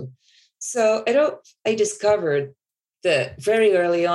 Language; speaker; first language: English; non-native, local second language; Bangla